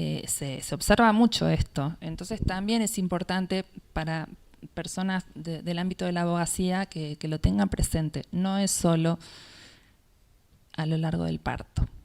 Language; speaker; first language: Spanish; native; Spanish